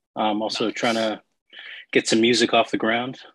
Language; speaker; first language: English; native; English